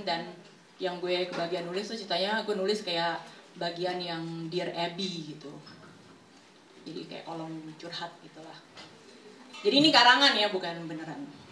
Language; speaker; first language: Indonesian; early bilingual, heritage; Indonesian